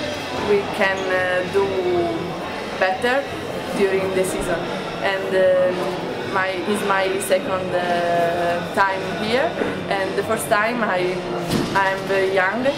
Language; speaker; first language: English; non-native, learner; Italian